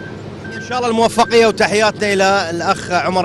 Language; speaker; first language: Arabic; native; Arabic